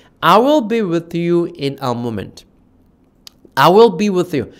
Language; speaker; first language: English; non-native, fluent; Korean